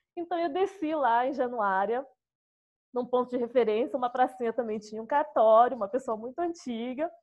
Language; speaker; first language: Portuguese; native; Portuguese